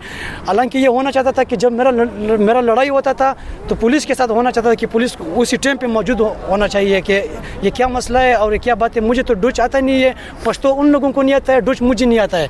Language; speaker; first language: Hindi; non-native, fluent; Pashto